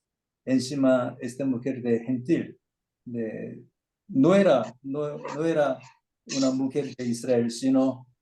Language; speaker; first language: Spanish; non-native, fluent; Korean